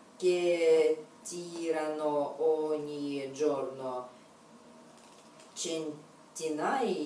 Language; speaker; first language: Italian; non-native, learner; Russian